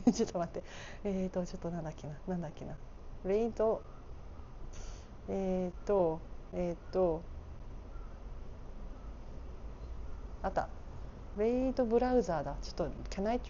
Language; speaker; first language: Japanese; native; Japanese